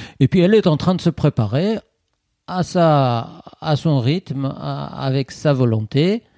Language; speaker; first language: French; non-native, fluent; Persian